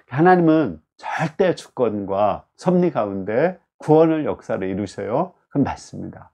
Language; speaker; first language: Korean; native; Korean